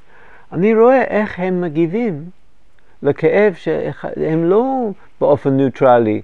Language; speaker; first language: Hebrew; non-native, fluent; English